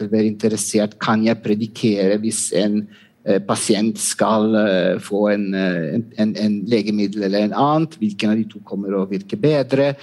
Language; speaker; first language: Norwegian; non-native, fluent; Italian